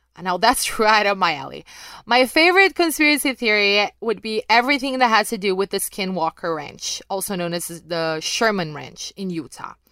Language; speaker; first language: English; non-native, fluent; Portuguese